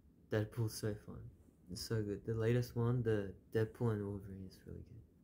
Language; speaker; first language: English; early bilingual, other home language; Korean